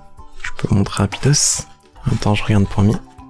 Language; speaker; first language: French; native; French